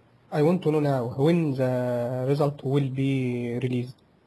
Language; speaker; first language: English; non-native, fluent; Arabic